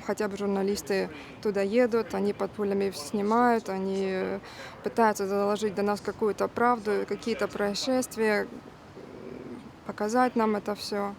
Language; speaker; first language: Russian; native; Russian